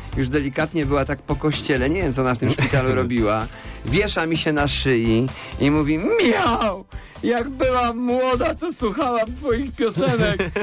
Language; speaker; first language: Polish; native; Polish